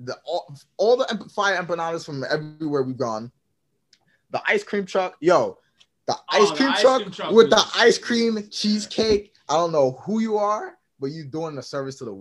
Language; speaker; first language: English; native; English